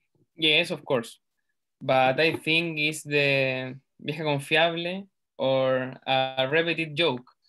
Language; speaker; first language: English; non-native, learner; Spanish